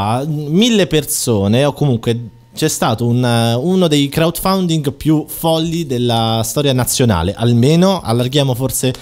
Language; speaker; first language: Italian; native; Italian